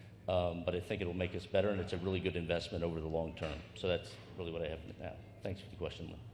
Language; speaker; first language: English; native; English